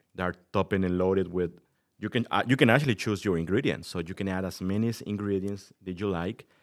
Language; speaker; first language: English; non-native, fluent; Spanish